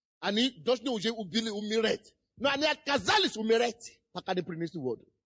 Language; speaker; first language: Russian; non-native, fluent; Yoruba